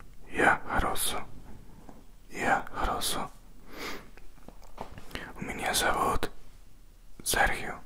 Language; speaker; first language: Russian; non-native, learner; Spanish